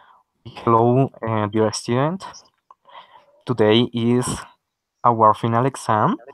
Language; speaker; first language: English; non-native, learner; Spanish